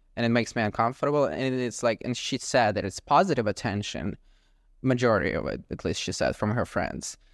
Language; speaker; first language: English; non-native, fluent; Ukrainian